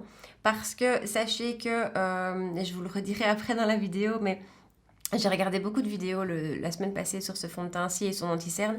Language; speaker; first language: French; native; French